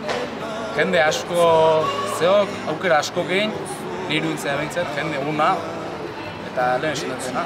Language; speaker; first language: Basque; native; Basque